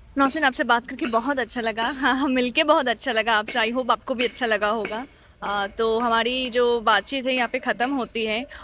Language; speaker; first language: Hindi; non-native, local second language; Bangla